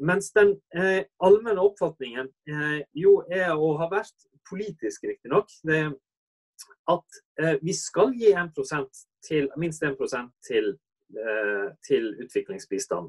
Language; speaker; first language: Norwegian; native; Norwegian